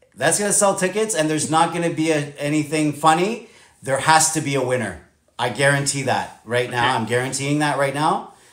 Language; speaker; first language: English; native; English